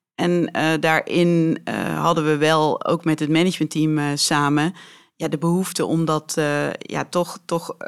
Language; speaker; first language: Dutch; native; Dutch